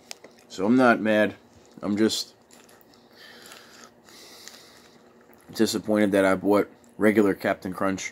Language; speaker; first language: English; native; English